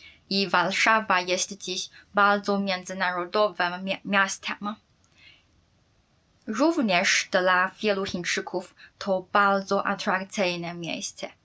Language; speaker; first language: Polish; non-native, fluent; Chinese